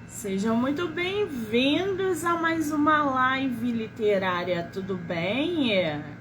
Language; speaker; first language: Portuguese; native; Portuguese